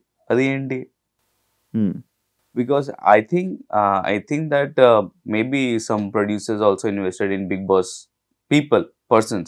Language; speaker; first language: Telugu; non-native, local second language; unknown